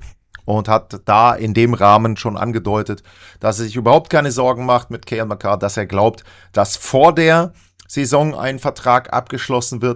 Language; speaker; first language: German; native; German